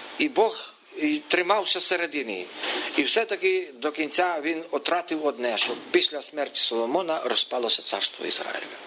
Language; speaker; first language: Ukrainian; native; Ukrainian